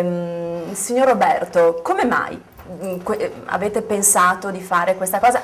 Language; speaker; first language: Italian; native; Italian